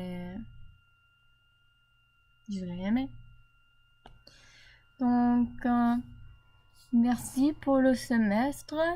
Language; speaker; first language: French; non-native, learner; English